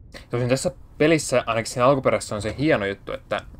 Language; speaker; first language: Finnish; native; Finnish